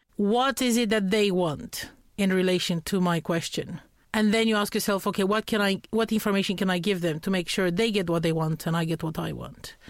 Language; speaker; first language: English; non-native, fluent; Romanian